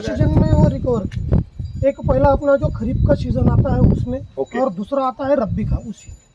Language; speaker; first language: Hindi; non-native, local second language; Marathi